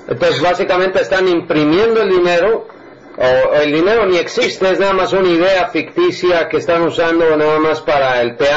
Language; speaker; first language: Spanish; native; Spanish